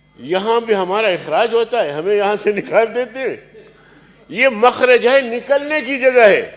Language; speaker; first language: Urdu; non-native, local second language; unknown